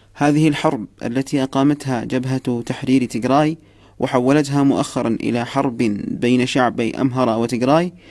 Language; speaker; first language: Arabic; non-native, fluent; Amharic